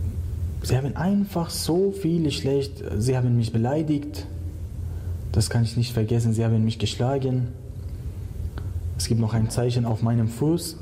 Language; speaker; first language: German; non-native, learner; Persian